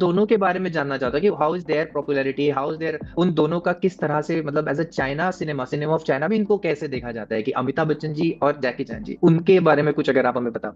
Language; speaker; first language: Hindi; native; Hindi